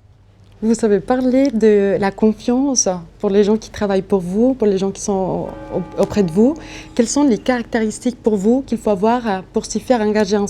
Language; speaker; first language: French; native; French